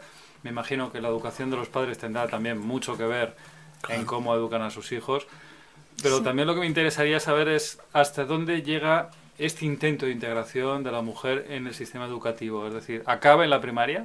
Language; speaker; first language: Spanish; native; Spanish